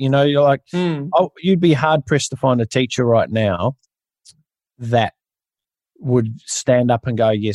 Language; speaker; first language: English; native; English